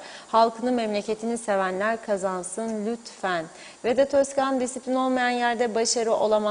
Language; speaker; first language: Turkish; native; Turkish